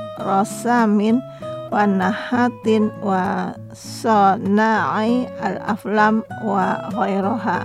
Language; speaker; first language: Arabic; non-native, fluent; Indonesian